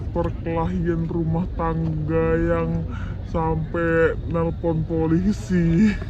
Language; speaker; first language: Indonesian; native; Indonesian